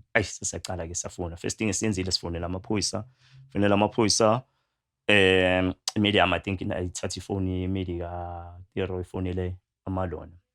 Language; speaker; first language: Zulu; native; Zulu